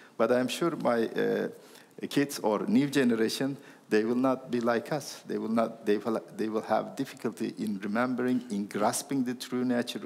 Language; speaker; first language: English; non-native, fluent; Turkish